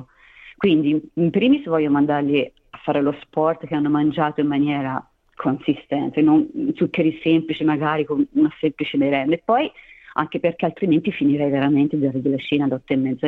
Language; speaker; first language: Italian; native; Italian